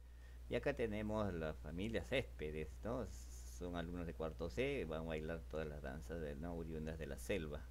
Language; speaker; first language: Spanish; native; Spanish